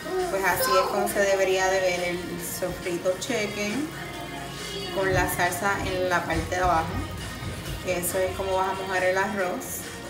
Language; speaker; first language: Spanish; early bilingual, heritage; Spanish